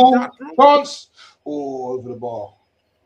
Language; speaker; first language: English; native; English